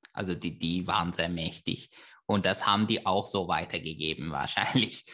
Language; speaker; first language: German; non-native, fluent; Persian